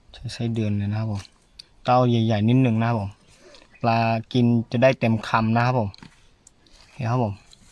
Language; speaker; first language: Thai; non-native, local second language; Karen languages